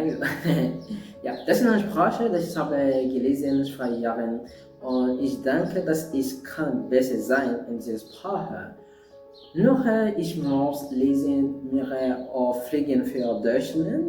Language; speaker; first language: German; non-native, learner; French